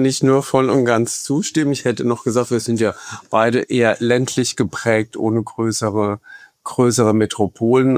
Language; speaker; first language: German; native; German